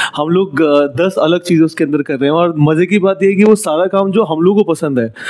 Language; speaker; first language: Hindi; native; Hindi